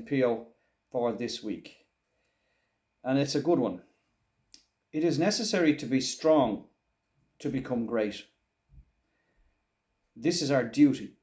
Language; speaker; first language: English; native; English